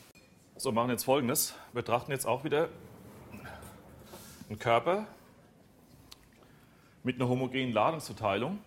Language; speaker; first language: German; native; German